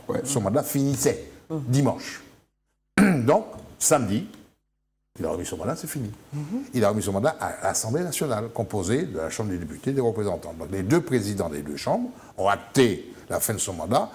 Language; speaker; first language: French; native; French